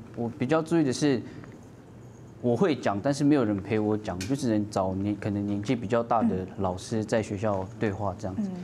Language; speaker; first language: Chinese; non-native, local second language; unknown